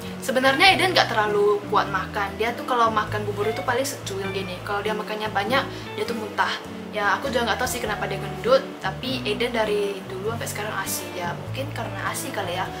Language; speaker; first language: Indonesian; non-native, local second language; Min Nan Chinese